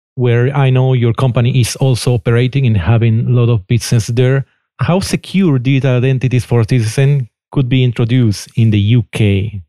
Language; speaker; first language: English; non-native, fluent; Spanish